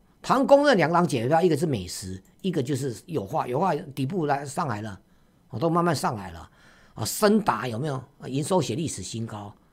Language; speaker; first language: Chinese; native; Chinese